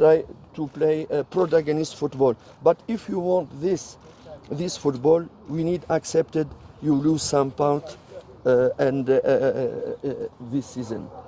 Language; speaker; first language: English; non-native, learner; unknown